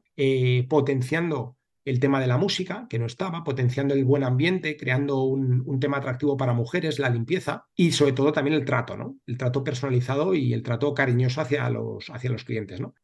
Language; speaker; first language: Spanish; native; Spanish